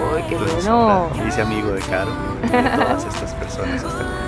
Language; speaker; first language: Spanish; native; Spanish